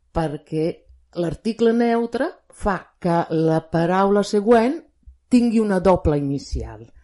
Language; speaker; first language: Catalan; non-native, fluent; Italian